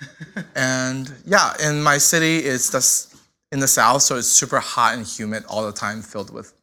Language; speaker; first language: English; non-native, fluent; Chinese